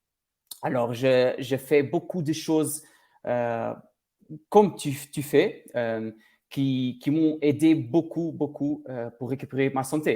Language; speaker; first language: French; non-native, learner; Portuguese